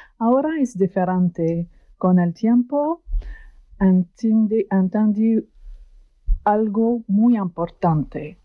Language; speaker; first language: Spanish; non-native, fluent; French